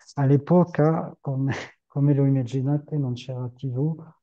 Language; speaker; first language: Italian; non-native, fluent; French